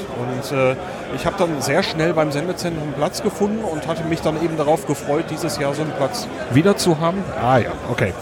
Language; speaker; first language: German; native; German